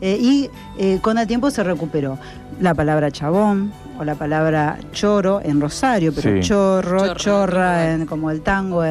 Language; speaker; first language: Spanish; native; Spanish